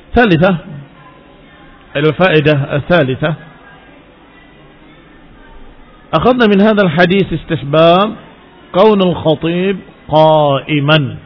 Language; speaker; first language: Arabic; non-native, fluent; Indonesian